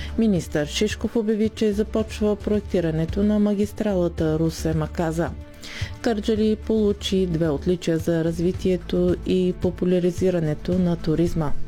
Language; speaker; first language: Bulgarian; non-native, local second language; Turkish